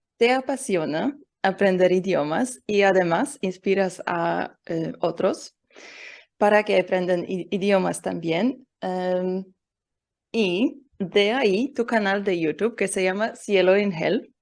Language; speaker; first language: Spanish; non-native, learner; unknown